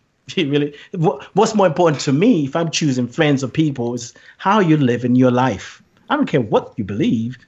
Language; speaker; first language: English; non-native, local second language; Yoruba